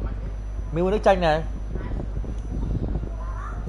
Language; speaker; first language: Vietnamese; native; Vietnamese